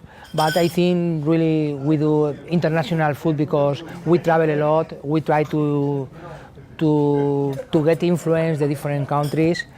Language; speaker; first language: English; non-native, learner; Spanish